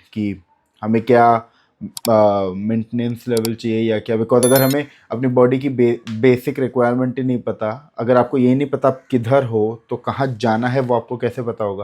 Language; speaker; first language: Hindi; non-native, local second language; Bangla